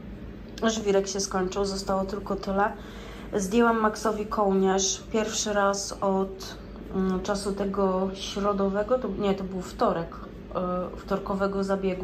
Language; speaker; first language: Polish; native; Polish